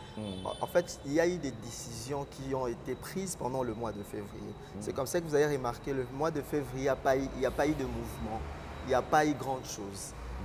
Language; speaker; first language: French; non-native, local second language; Lingala